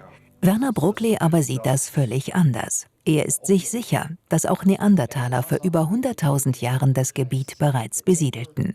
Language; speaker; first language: German; native; German